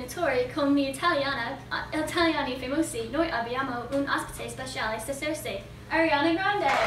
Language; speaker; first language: Italian; non-native, learner; English